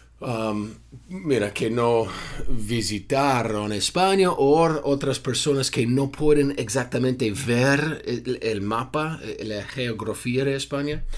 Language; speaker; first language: Spanish; non-native, fluent; English